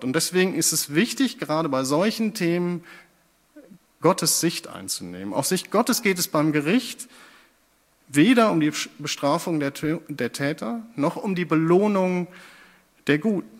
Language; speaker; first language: German; native; German